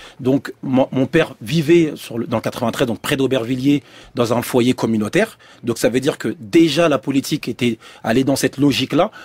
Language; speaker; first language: French; early bilingual, other home language; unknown